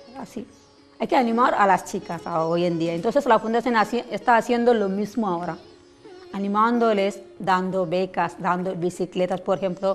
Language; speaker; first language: Spanish; non-native, learner; Telugu